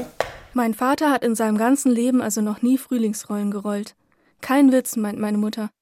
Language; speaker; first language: German; early bilingual, other home language; Vietnamese